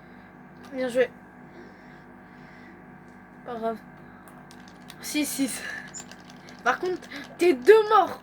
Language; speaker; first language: French; native; French